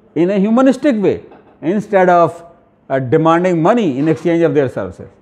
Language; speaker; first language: English; non-native, local second language; Urdu